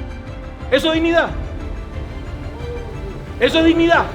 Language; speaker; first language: Spanish; native; Spanish